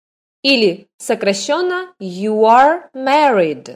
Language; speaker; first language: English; non-native, fluent; Russian